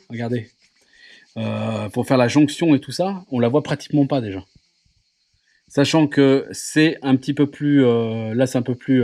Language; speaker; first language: French; native; French